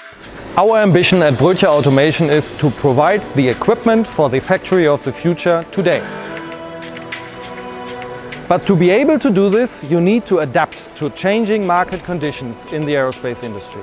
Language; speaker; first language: English; non-native, fluent; German